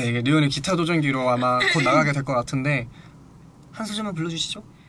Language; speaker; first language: Korean; native; Korean